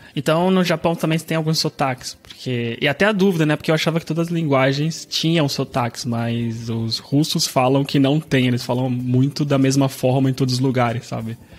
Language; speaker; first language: Portuguese; native; Portuguese